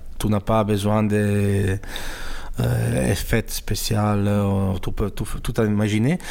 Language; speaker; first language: French; non-native, fluent; Italian